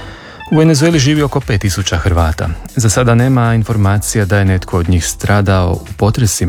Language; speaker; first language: Serbian; native; Serbian